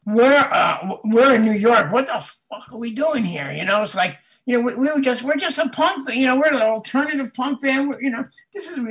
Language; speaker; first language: English; native; English